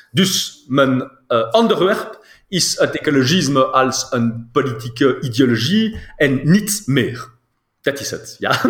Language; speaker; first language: Dutch; non-native, local second language; French